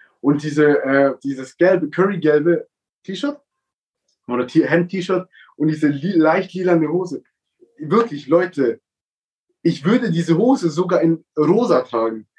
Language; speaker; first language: German; early bilingual, other home language; Italian